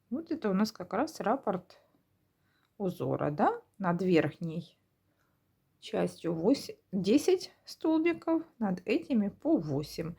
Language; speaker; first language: Russian; native; Russian